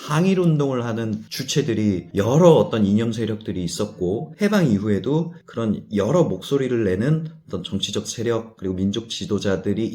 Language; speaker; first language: Korean; native; Korean